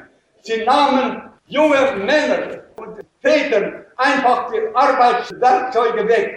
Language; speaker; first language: German; native; German